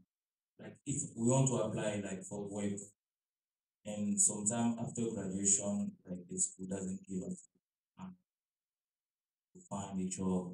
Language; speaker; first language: English; non-native, learner; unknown